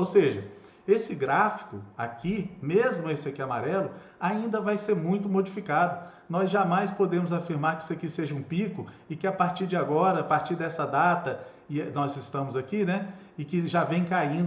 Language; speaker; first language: Portuguese; native; Portuguese